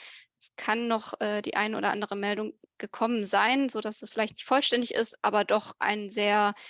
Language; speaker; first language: German; native; German